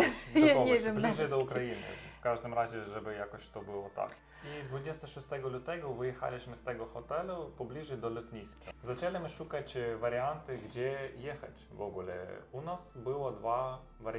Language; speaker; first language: Polish; non-native, learner; Russian